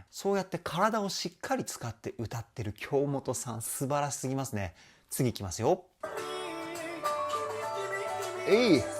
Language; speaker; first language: Japanese; native; Japanese